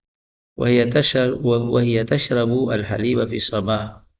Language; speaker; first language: Arabic; non-native, fluent; Indonesian